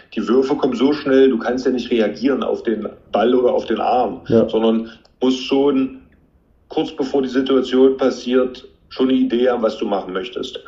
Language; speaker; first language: German; native; German